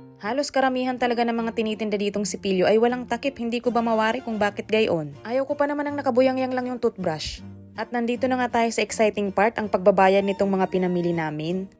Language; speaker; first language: Filipino; native; Filipino